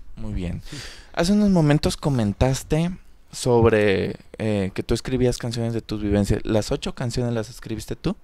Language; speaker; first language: Spanish; native; Spanish